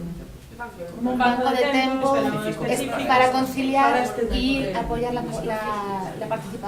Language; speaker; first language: Spanish; native; Spanish